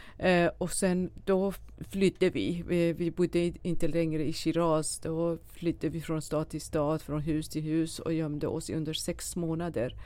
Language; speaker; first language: Swedish; non-native, fluent; Persian